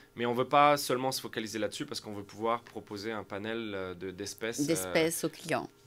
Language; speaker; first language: French; native; French